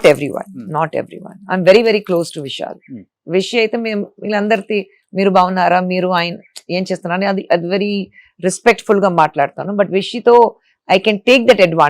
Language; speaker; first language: Telugu; non-native, fluent; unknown